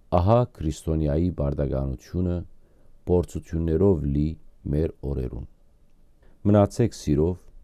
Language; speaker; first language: Armenian; native; Armenian